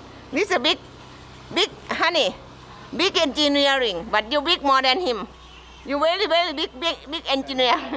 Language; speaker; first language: English; non-native, learner; Thai